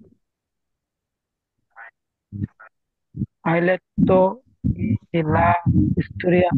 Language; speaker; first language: Italian; non-native, learner; Bangla